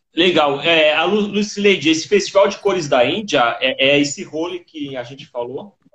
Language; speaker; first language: Portuguese; native; Portuguese